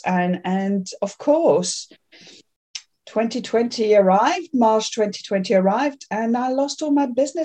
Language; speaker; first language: English; non-native, fluent; French